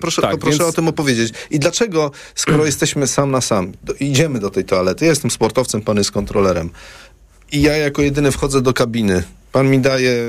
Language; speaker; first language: Polish; native; Polish